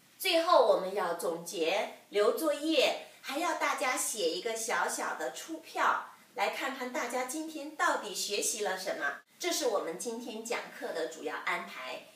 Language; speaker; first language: Chinese; native; Chinese